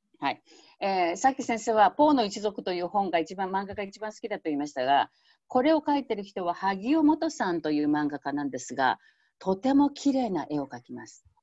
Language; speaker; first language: Japanese; native; Japanese